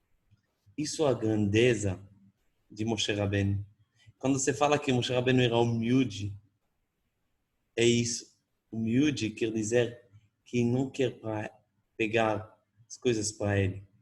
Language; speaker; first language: Portuguese; non-native, fluent; Hebrew